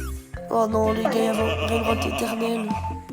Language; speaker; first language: French; native; French